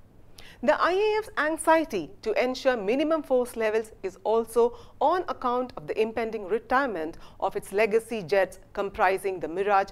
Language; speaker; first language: English; non-native, local second language; Malayalam